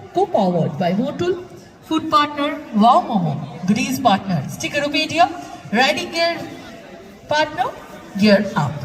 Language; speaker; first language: English; non-native, local second language; Bangla